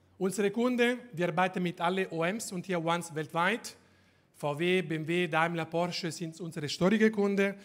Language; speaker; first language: German; non-native, fluent; Italian